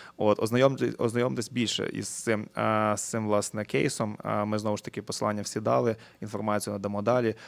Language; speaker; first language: Ukrainian; native; Ukrainian